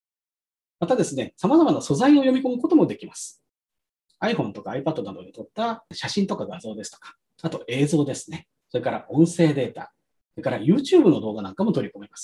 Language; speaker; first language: Japanese; native; Japanese